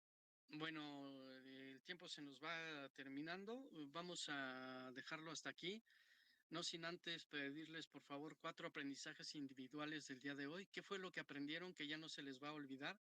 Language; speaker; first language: Spanish; native; Spanish